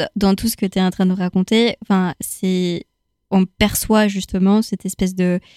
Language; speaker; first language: French; non-native, fluent; Spanish